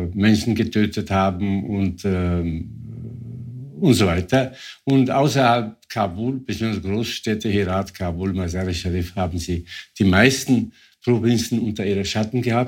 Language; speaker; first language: German; non-native, fluent; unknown